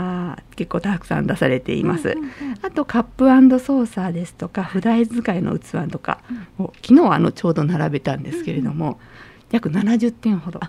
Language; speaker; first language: Japanese; native; Japanese